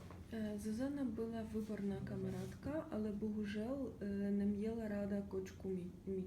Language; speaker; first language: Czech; non-native, learner; Ukrainian